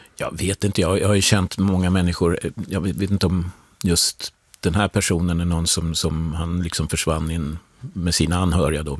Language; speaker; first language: Swedish; native; Swedish